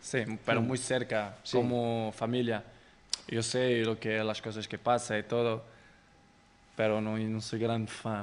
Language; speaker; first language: Spanish; non-native, fluent; Portuguese